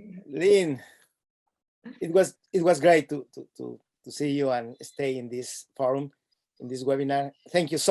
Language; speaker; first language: English; non-native, fluent; Spanish